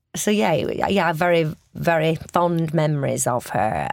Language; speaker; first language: English; native; English